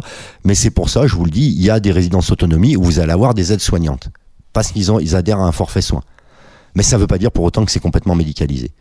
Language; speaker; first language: French; native; French